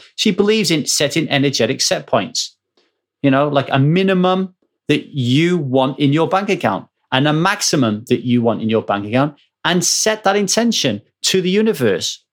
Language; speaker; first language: English; native; English